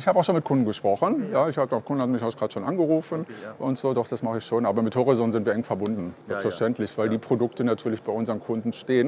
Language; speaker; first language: German; native; German